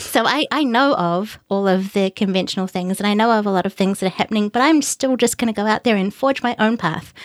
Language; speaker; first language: English; native; English